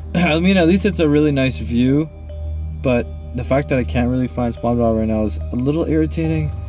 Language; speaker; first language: English; native; English